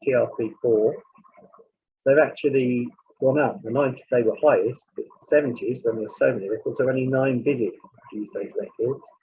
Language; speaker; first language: English; native; English